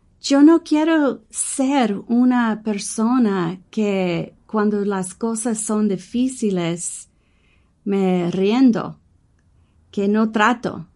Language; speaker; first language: Spanish; non-native, learner; English